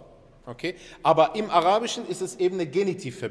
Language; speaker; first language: German; early bilingual, other home language; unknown